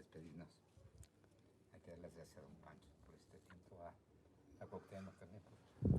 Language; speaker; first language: Spanish; native; Spanish